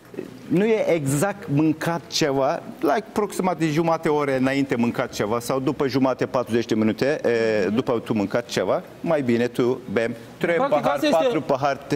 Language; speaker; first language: Romanian; non-native, learner; Turkish